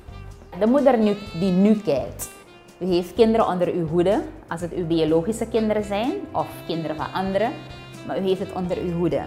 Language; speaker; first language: Dutch; native; Dutch